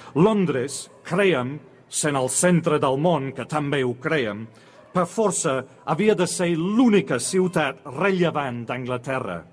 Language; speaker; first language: Catalan; non-native, fluent; English